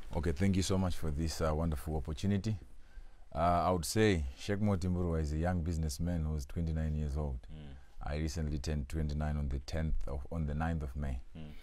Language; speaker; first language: English; non-native, local second language; Shona